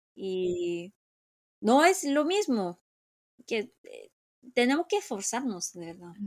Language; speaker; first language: Spanish; non-native, fluent; Korean